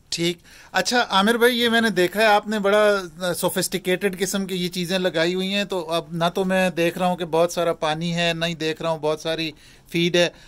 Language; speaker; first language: Urdu; non-native, local second language; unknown